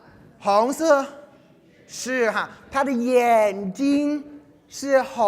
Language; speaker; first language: Chinese; non-native, fluent; English